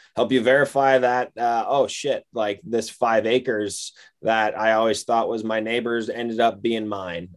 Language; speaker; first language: English; native; English